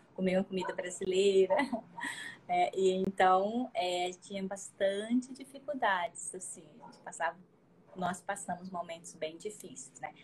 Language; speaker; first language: Portuguese; native; Portuguese